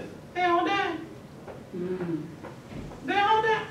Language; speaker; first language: English; native; English